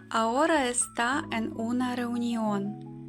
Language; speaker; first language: Spanish; non-native, fluent; Ukrainian